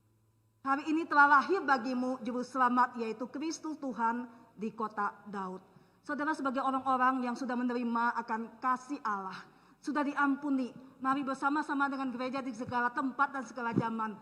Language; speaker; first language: Malay; native; Malay